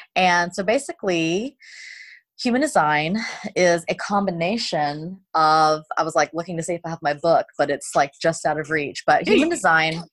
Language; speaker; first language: English; native; English